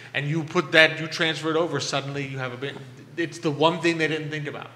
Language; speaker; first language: English; native; English